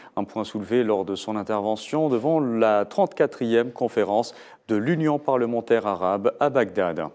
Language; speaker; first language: French; non-native, local second language; Arabic